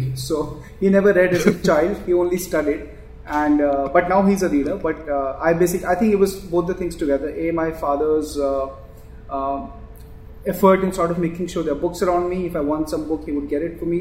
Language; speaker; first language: English; non-native, local second language; Hindi